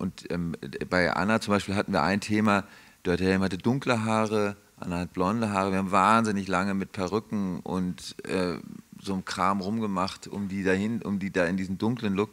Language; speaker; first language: German; native; German